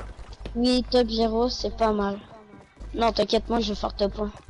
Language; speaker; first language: French; native; French